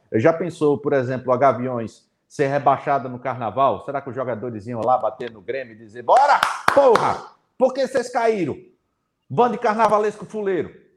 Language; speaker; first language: Portuguese; native; Portuguese